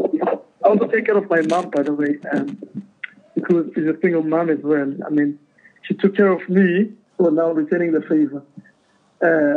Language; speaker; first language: English; non-native, local second language; Zulu